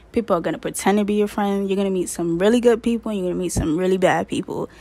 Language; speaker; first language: English; native; English